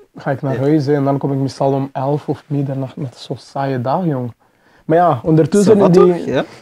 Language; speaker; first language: Dutch; non-native, fluent; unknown